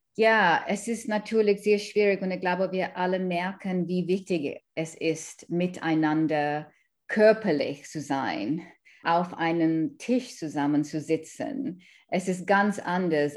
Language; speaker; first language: German; non-native, fluent; English